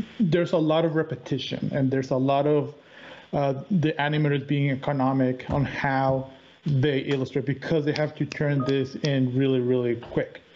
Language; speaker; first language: English; native; English